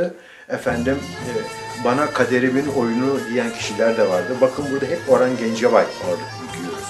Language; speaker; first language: Turkish; native; Turkish